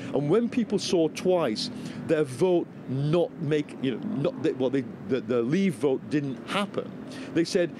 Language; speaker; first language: English; native; English